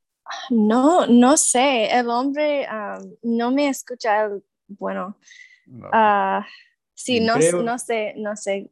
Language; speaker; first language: Spanish; non-native, learner; English